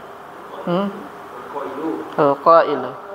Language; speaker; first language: Arabic; non-native, fluent; Indonesian